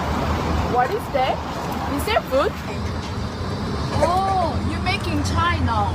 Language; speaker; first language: English; non-native, learner; Korean